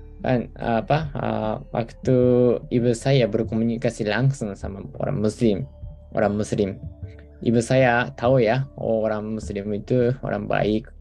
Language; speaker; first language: Indonesian; non-native, fluent; Japanese